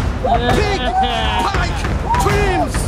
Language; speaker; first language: English; non-native, learner; French